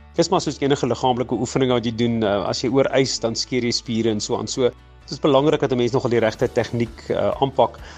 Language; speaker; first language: Afrikaans; native; Afrikaans